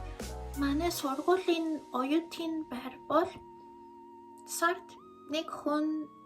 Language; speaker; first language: Mongolian; non-native, fluent; Spanish